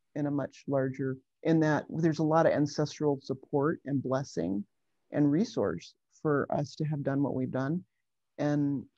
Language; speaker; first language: English; native; English